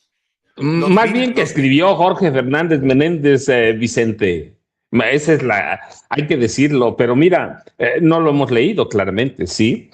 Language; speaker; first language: Spanish; native; Spanish